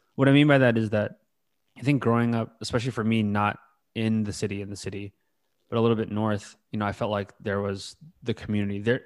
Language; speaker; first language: English; native; English